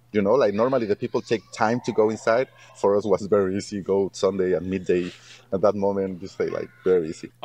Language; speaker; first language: English; non-native, learner; Spanish